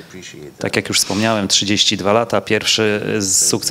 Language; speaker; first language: Polish; native; Polish